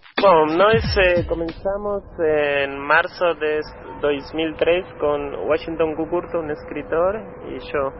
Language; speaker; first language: Portuguese; non-native, learner; Spanish